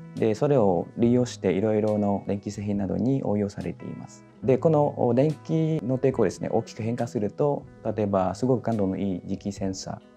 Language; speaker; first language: Japanese; non-native, fluent; Vietnamese